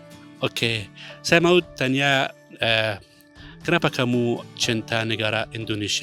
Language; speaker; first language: Indonesian; non-native, fluent; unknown